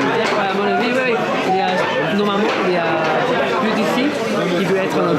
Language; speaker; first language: French; non-native, learner; English